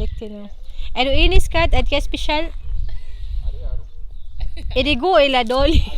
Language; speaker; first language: Danish; non-native, learner; Cebuano